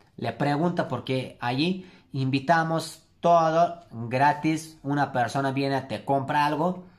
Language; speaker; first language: Spanish; non-native, learner; Turkish